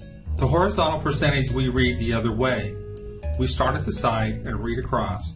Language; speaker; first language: English; native; English